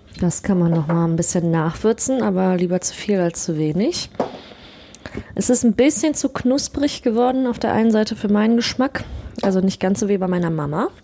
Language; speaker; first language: German; early bilingual, other home language; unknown